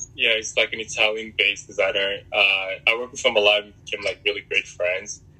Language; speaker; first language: English; early bilingual, other home language; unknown